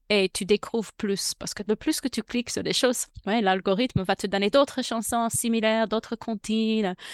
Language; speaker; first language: French; non-native, fluent; English